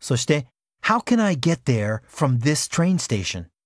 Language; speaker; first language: English; native; English